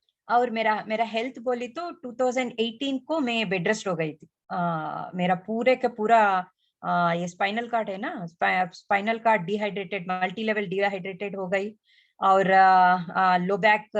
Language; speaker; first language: Hindi; non-native, local second language; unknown